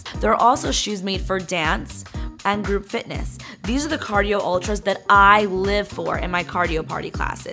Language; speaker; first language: English; native; English